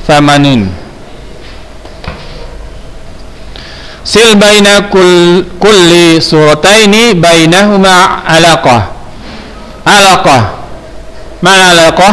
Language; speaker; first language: Arabic; non-native, fluent; Indonesian